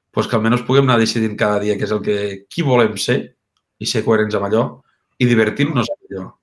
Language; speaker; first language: Catalan; native; Catalan